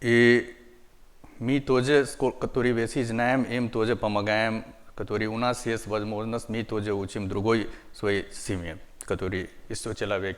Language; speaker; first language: Russian; non-native, learner; Hindi